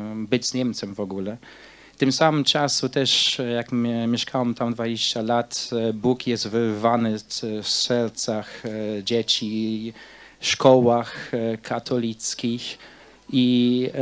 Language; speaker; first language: Polish; non-native, fluent; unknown